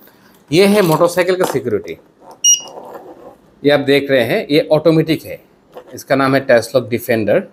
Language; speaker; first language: Hindi; non-native, fluent; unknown